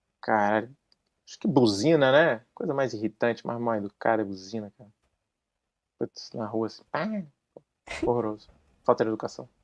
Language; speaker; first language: Portuguese; native; Portuguese